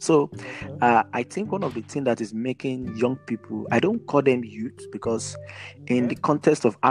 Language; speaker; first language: English; non-native, local second language; Yoruba